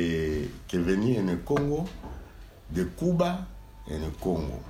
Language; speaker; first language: Spanish; non-native, learner; Lingala